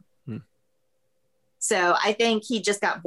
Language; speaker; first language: English; native; English